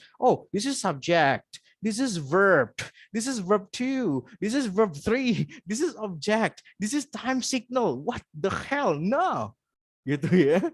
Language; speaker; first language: English; non-native, fluent; Indonesian